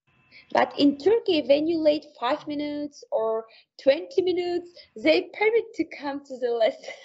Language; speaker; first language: English; non-native, learner; Uzbek